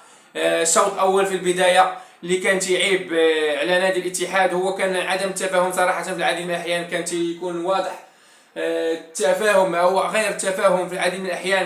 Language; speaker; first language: Arabic; native; Arabic